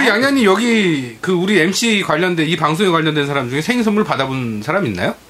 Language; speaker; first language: Korean; native; Korean